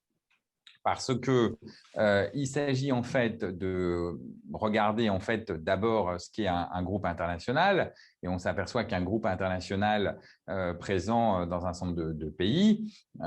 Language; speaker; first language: French; native; French